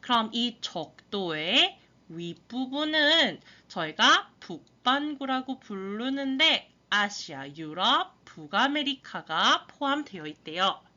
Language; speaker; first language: Korean; early bilingual, heritage; Korean